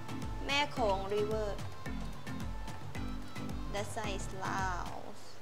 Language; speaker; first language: English; non-native, learner; Thai